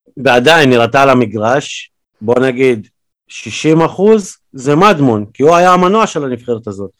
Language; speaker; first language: Hebrew; early bilingual, other home language; Russian